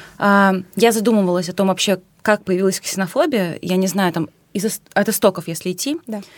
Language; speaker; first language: Russian; native; Russian